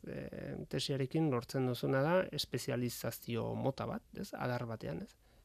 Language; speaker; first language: Basque; native; Basque